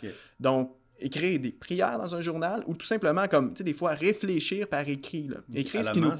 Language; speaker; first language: French; native; French